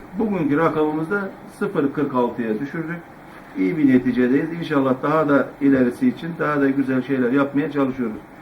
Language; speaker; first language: Turkish; native; Turkish